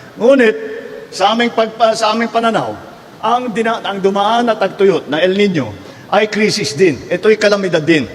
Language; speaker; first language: Filipino; native; Filipino